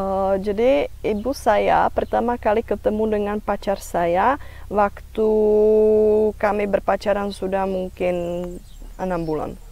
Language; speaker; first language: Indonesian; non-native, fluent; Czech